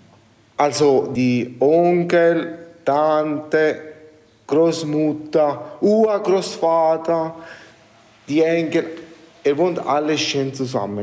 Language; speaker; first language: German; non-native, learner; Italian